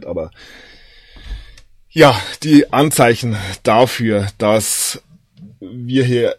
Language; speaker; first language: German; native; German